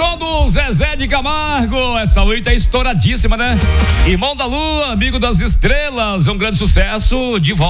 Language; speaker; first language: Portuguese; native; Portuguese